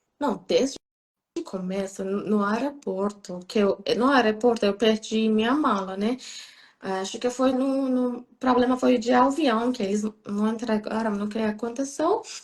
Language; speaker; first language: Portuguese; non-native, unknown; Persian